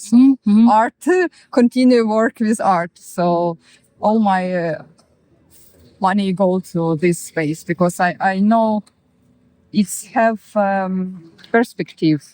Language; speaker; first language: English; non-native, learner; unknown